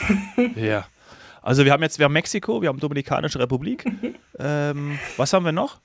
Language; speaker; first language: German; native; German